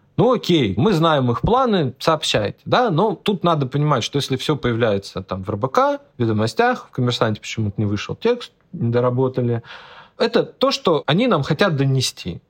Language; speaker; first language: Russian; native; Russian